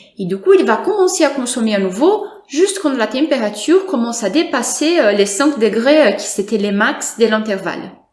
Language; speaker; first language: French; non-native, fluent; Portuguese